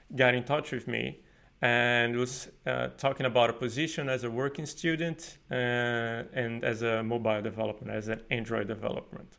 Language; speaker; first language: English; non-native, fluent; Portuguese